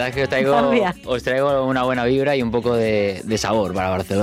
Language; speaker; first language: Spanish; native; Spanish